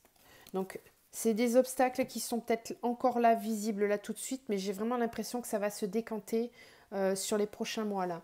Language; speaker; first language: French; native; French